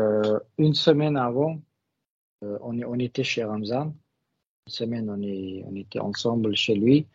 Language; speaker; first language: French; non-native, learner; Russian